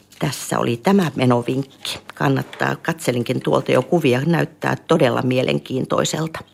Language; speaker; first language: Finnish; native; Finnish